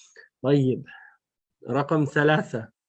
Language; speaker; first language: Arabic; non-native, fluent; French